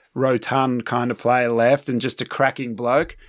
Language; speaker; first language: English; native; English